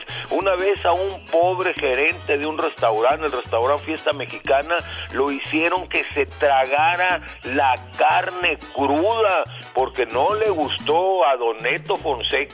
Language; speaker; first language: Spanish; native; Spanish